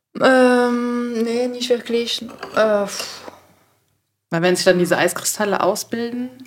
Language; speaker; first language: German; non-native, learner; French